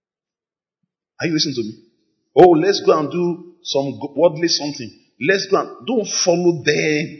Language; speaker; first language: English; non-native, local second language; Yoruba